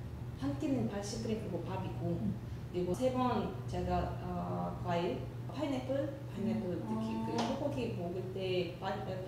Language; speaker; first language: Korean; non-native, learner; Russian